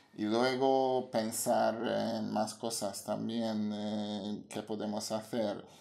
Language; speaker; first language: Spanish; non-native, fluent; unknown